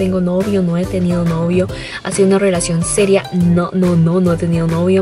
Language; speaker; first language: Spanish; early bilingual, other home language; Cantonese